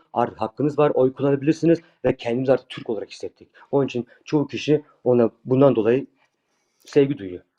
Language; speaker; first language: Turkish; early bilingual, heritage; Turkish